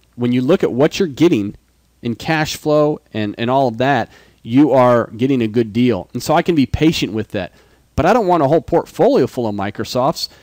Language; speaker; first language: English; native; English